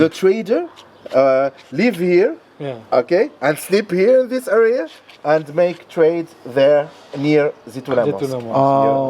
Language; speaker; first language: English; non-native, learner; Arabic